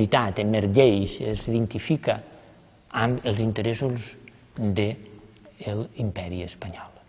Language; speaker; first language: Catalan; native; Catalan